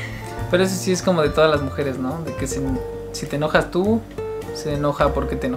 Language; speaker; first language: Spanish; native; Spanish